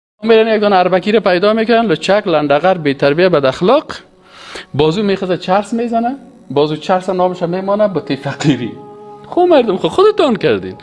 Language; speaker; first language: Persian; native; Persian